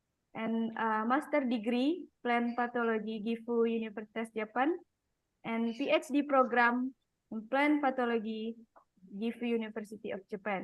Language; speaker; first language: English; non-native, learner; Indonesian